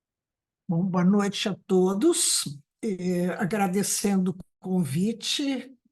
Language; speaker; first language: Portuguese; native; Portuguese